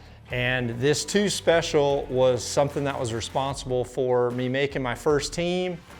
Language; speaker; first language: English; native; English